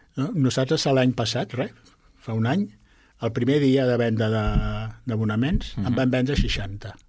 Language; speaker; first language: Catalan; native; Catalan